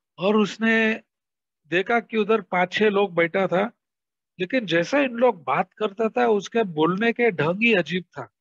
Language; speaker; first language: Hindi; non-native, local second language; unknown